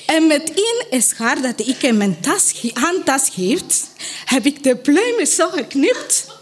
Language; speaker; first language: Dutch; non-native, learner; Spanish